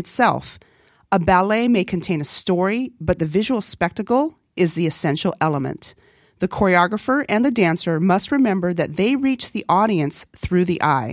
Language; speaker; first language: English; non-native, fluent; Korean